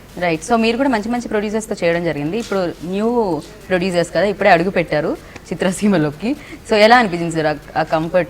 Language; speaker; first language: Telugu; native; Telugu